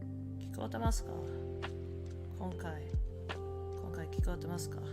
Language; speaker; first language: Japanese; non-native, learner; English